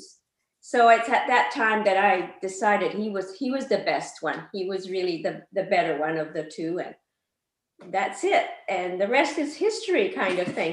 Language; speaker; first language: English; non-native, fluent; French